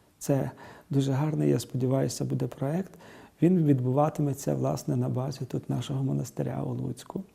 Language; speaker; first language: Ukrainian; native; Ukrainian